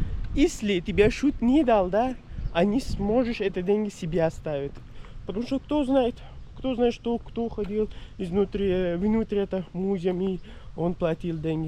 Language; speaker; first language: Russian; non-native, learner; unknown